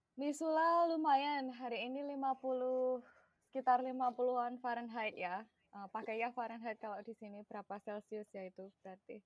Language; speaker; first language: Indonesian; non-native, local second language; Javanese